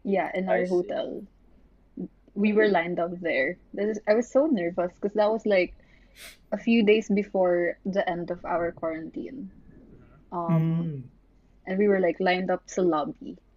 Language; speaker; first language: English; non-native, local second language; Filipino